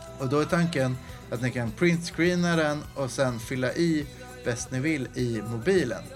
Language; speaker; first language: Swedish; native; Swedish